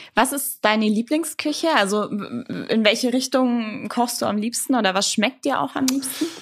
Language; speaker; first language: German; native; German